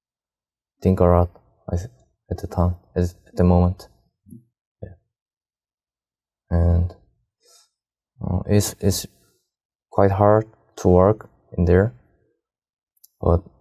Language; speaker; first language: English; non-native, learner; Korean